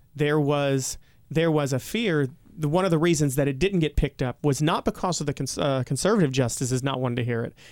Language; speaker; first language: English; native; English